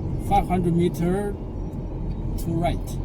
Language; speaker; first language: English; non-native, learner; Chinese